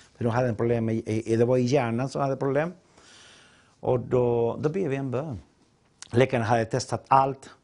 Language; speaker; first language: Swedish; non-native, fluent; Spanish